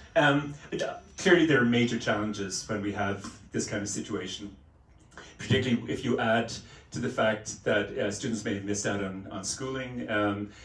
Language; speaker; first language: English; native; English